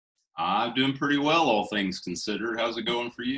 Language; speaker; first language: English; native; English